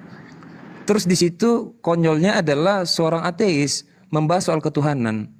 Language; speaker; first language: Indonesian; native; Indonesian